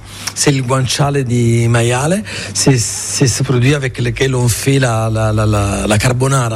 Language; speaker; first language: French; non-native, fluent; Italian